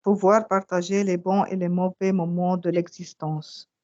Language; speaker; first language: French; non-native, local second language; Arabic